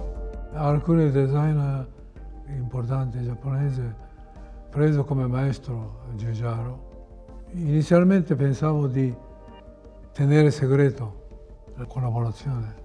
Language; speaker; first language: Italian; non-native, fluent; Japanese